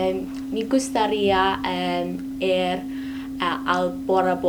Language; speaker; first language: Spanish; non-native, learner; English